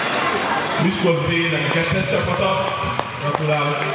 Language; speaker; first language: Hungarian; native; Hungarian